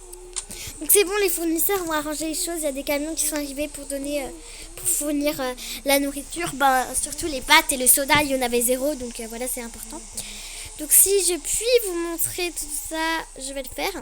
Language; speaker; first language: French; native; French